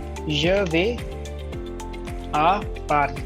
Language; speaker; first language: French; non-native, fluent; Hindi